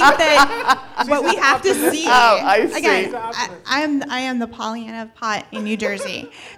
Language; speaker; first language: English; native; English